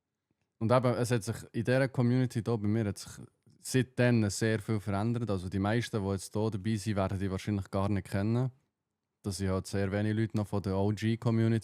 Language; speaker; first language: German; native; German